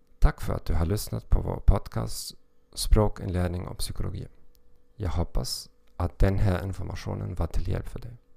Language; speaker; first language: Swedish; non-native, learner; German